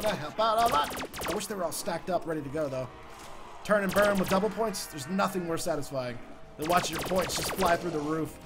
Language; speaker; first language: English; native; English